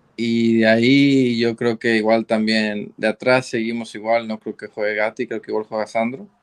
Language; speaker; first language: Spanish; native; Spanish